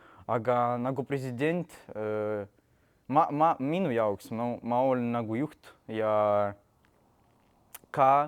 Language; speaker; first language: Estonian; non-native, local second language; Russian